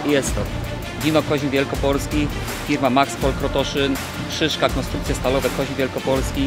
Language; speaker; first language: Polish; native; Polish